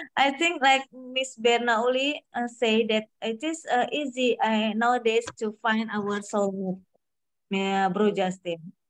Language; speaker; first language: English; non-native, learner; Indonesian